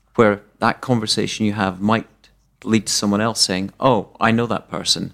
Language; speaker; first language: English; native; English